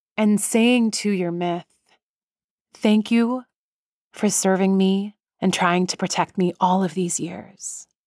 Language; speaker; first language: English; early bilingual, other home language; Persian